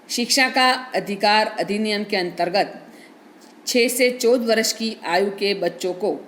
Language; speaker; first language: Hindi; non-native, local second language; Gujarati